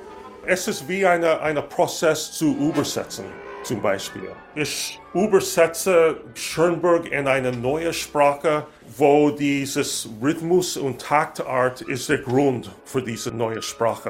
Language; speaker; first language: German; non-native, learner; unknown